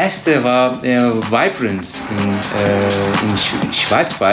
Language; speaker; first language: German; non-native, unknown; Turkish